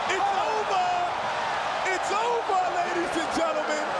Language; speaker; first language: English; native; English